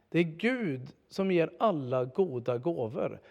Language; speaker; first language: Swedish; native; Swedish